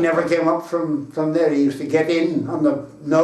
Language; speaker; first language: English; native; English